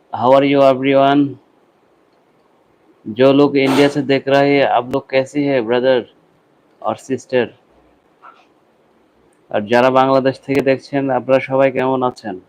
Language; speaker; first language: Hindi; non-native, learner; Bangla